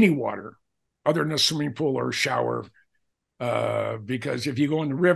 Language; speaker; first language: English; native; English